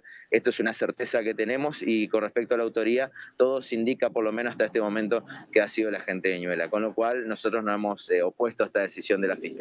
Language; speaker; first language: Spanish; native; Spanish